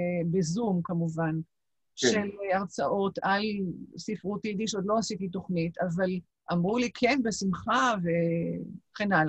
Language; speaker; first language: Hebrew; non-native, local second language; Yiddish